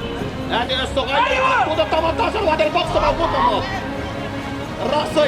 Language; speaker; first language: Arabic; native; Arabic